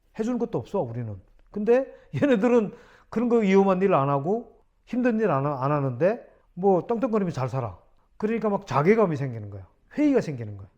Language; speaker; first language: Korean; native; Korean